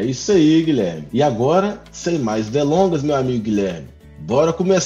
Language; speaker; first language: Portuguese; native; Portuguese